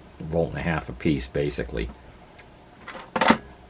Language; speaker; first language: English; native; English